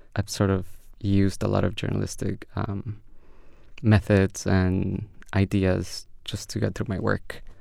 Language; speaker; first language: English; early bilingual, other home language; Spanish